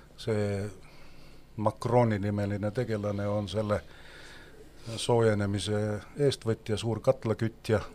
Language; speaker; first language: Estonian; native; Estonian